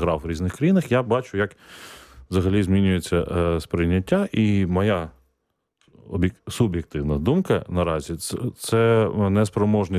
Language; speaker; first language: Ukrainian; native; Ukrainian